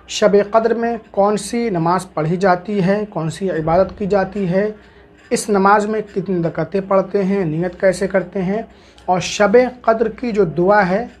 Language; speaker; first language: Hindi; native; Hindi